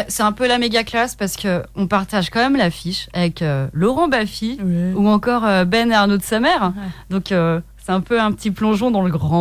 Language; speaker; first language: French; native; French